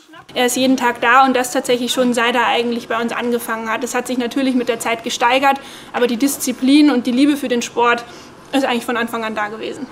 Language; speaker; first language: German; native; German